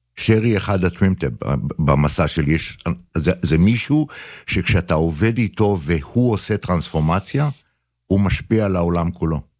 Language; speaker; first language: Hebrew; native; Hebrew